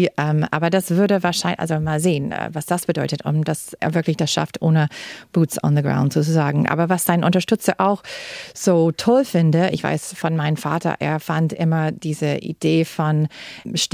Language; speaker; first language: German; non-native, fluent; English